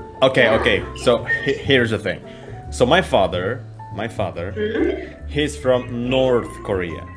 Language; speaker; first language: English; non-native, local second language; Filipino